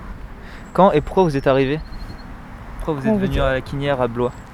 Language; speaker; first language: French; native; French